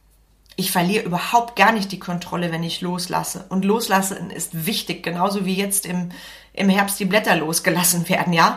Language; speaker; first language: German; native; German